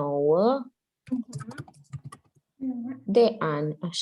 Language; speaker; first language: Romanian; non-native, learner; Spanish